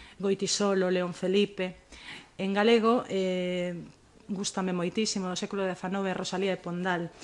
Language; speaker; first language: Galician; non-native, local second language; Spanish